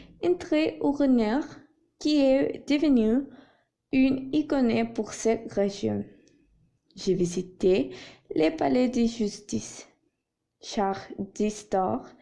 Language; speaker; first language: French; non-native, learner; Spanish